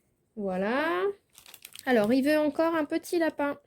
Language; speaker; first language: French; native; French